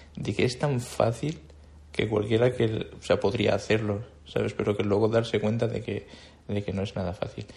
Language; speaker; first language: Spanish; native; Spanish